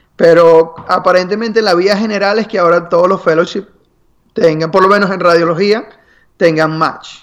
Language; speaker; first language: Spanish; native; Spanish